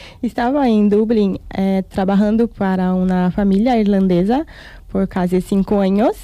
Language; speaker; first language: Spanish; non-native, learner; Portuguese